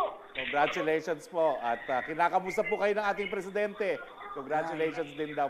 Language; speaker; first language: Filipino; native; Filipino